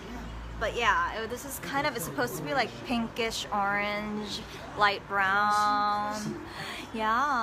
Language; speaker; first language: English; early bilingual, other home language; Korean